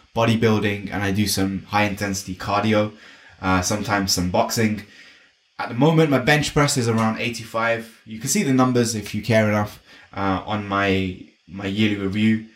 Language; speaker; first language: English; native; English